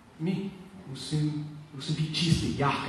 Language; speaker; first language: Czech; non-native, learner; Polish